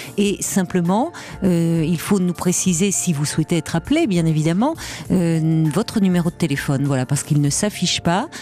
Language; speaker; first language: French; native; French